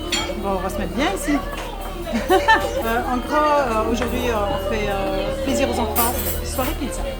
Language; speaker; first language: French; native; French